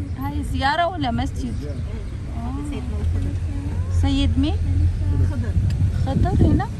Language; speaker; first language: Arabic; non-native, fluent; Urdu